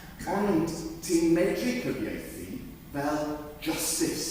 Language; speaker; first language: Welsh; non-native, fluent; English